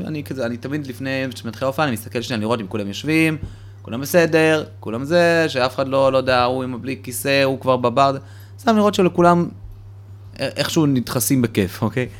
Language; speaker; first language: Hebrew; early bilingual, other home language; Russian